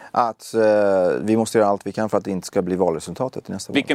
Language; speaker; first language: Swedish; early bilingual, other home language; Persian